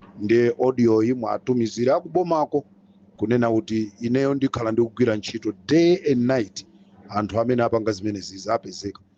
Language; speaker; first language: Nyanja; native; Nyanja